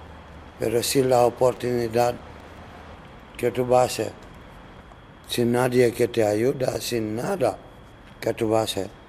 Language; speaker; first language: Spanish; non-native, learner; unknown